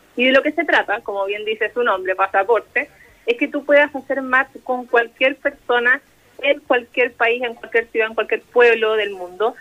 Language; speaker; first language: Spanish; native; Spanish